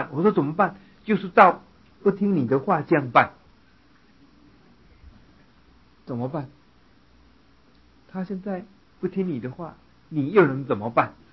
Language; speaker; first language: Chinese; native; Chinese